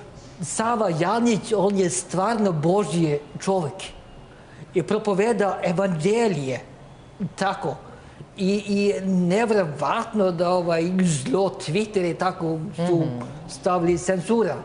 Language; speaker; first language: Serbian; non-native, learner; Norwegian